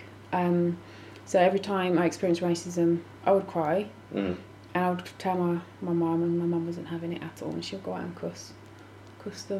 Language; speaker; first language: English; native; English